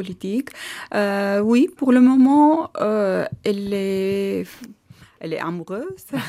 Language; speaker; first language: French; non-native, learner; Armenian